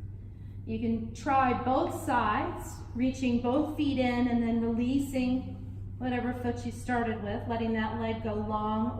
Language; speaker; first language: English; native; English